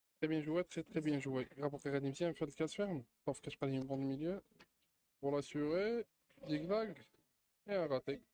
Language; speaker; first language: French; non-native, local second language; Arabic